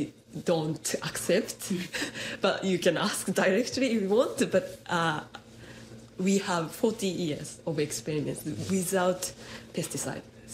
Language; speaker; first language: English; non-native, fluent; Japanese